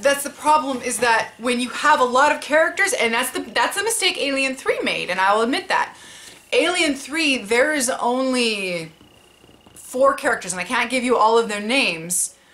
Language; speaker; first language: English; native; English